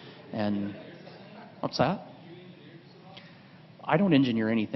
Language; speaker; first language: English; native; English